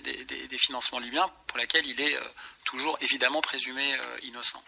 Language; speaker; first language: French; native; French